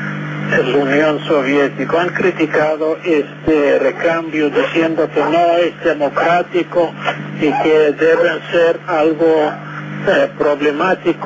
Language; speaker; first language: Spanish; non-native, fluent; English